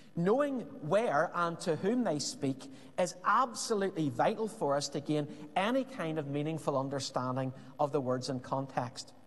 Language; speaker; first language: English; native; English